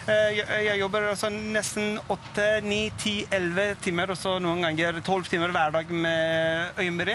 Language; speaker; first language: Norwegian; non-native, fluent; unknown